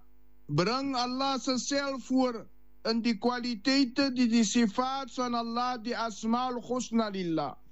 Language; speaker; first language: Dutch; non-native, learner; Afrikaans